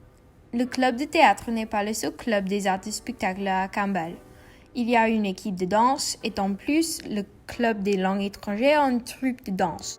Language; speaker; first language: French; non-native, learner; English